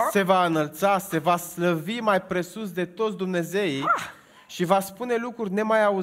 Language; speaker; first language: Romanian; native; Romanian